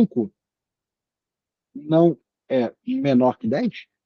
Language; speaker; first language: Portuguese; native; Portuguese